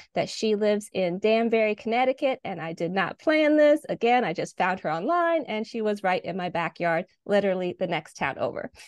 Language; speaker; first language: English; native; English